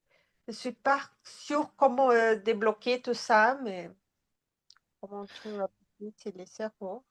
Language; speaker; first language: French; non-native, fluent; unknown